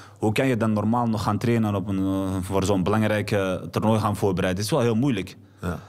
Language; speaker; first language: Dutch; early bilingual, other home language; Arabic